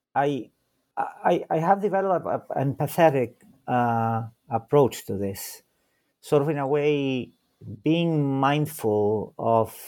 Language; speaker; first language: English; non-native, fluent; Spanish